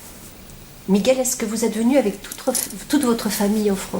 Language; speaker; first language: French; native; French